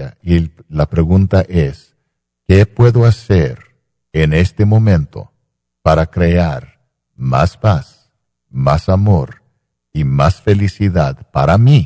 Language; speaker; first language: Spanish; non-native, fluent; English